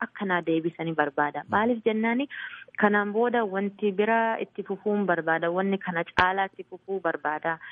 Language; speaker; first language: Oromo; early bilingual, heritage; Oromo